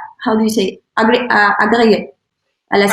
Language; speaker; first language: French; non-native, learner; Spanish